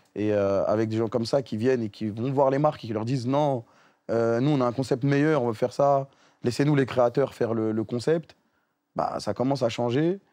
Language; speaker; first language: French; native; French